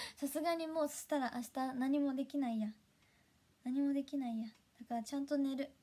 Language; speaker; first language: Japanese; native; Japanese